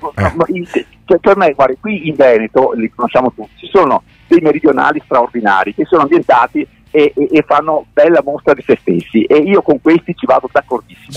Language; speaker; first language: Italian; native; Italian